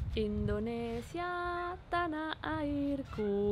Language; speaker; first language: Indonesian; non-native, learner; Spanish